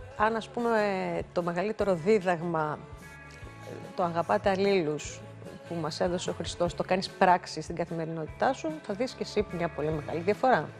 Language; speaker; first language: Greek; native; Greek